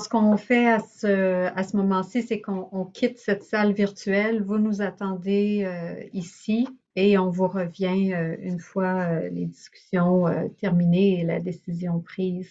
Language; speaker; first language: French; native; French